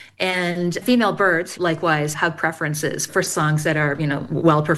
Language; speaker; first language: English; native; English